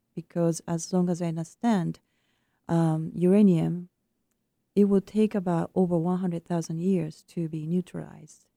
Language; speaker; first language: English; non-native, fluent; Japanese